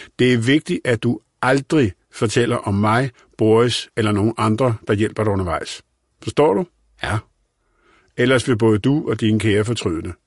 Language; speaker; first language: Danish; native; Danish